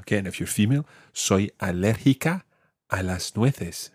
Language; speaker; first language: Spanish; non-native, fluent; English